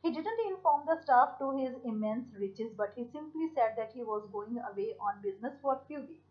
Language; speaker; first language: English; non-native, local second language; Punjabi